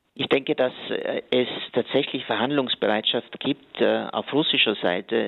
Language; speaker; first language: German; native; German